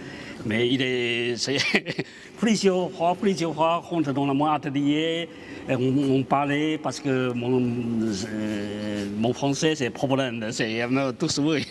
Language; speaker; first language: French; non-native, learner; Chinese